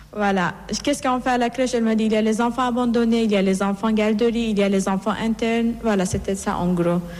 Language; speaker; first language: French; non-native, fluent; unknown